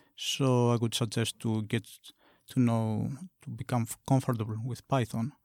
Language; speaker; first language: English; non-native, fluent; Greek